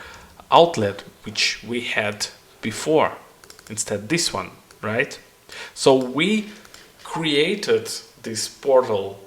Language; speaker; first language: English; non-native, fluent; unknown